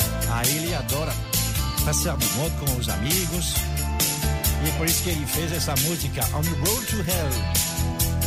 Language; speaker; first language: Portuguese; non-native, fluent; French